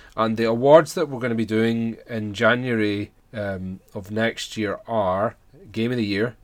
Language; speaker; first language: English; native; English